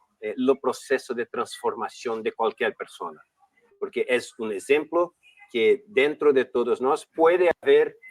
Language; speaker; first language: Spanish; non-native, learner; Portuguese